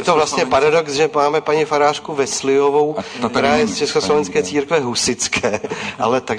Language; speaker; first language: Czech; native; Czech